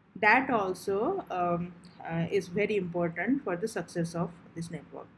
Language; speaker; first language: English; non-native, local second language; Odia